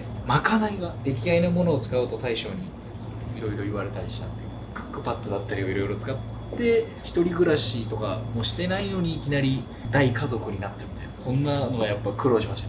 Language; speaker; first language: Japanese; native; Japanese